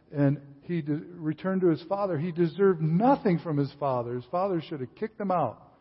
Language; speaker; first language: English; native; English